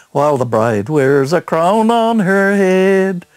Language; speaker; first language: English; early bilingual, other home language; Finnish